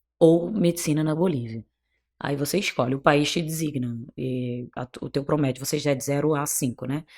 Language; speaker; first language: Portuguese; non-native, local second language; Kabuverdianu